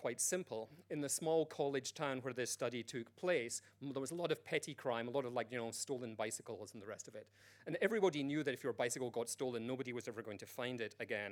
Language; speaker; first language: English; native; English